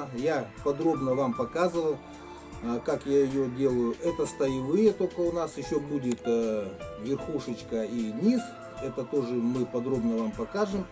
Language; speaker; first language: Russian; native; Russian